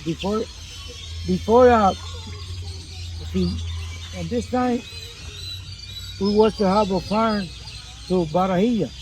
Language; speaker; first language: English; non-native, learner; Spanish